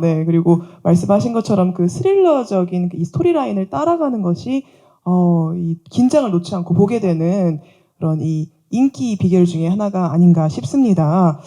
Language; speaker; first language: Korean; native; Korean